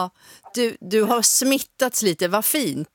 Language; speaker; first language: Swedish; native; Swedish